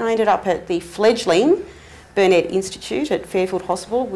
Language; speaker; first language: English; native; English